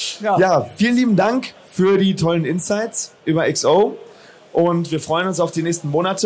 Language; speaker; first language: German; native; German